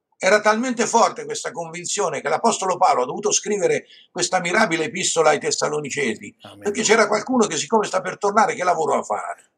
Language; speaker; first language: Italian; native; Italian